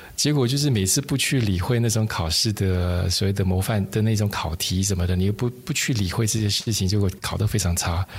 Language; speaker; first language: Chinese; native; Chinese